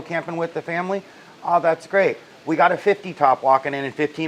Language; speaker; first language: English; native; English